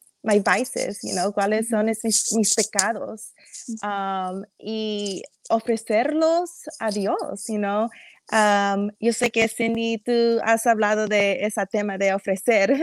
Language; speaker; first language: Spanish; early bilingual, heritage; English